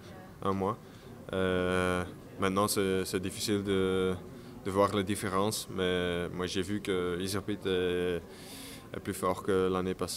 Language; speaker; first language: French; non-native, learner; Dutch